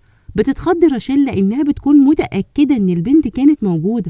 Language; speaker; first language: Arabic; native; Arabic